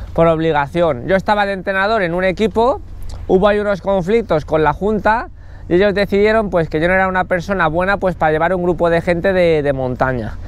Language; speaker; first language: Spanish; native; Spanish